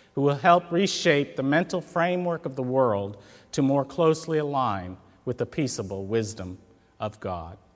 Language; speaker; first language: English; native; English